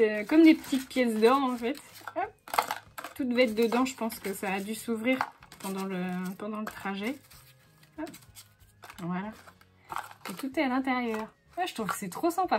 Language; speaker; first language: French; native; French